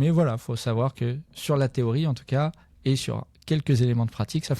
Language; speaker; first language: French; native; French